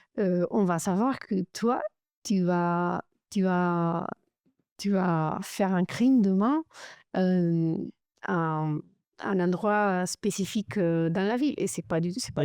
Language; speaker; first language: French; non-native, fluent; Romanian